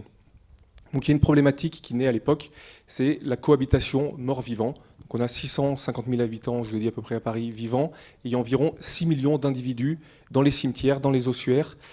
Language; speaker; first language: French; native; French